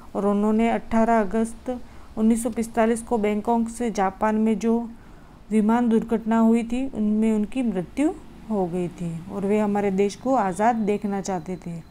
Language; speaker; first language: Hindi; non-native, local second language; Gujarati